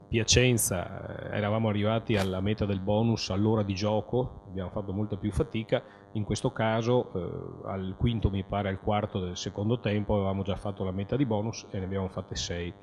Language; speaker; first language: Italian; native; Italian